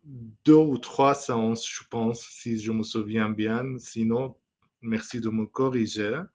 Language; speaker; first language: French; non-native, fluent; Persian